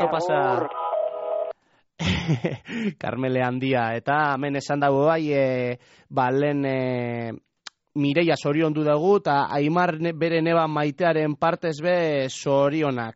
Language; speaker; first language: Basque; native; Basque